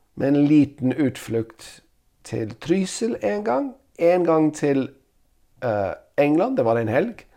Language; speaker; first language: Norwegian; non-native, fluent; English